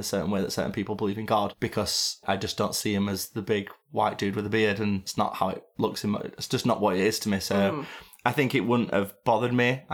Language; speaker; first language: English; native; English